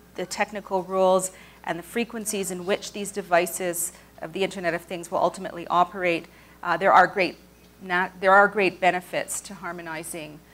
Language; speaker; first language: English; native; English